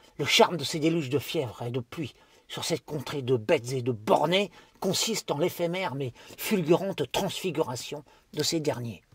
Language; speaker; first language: French; native; French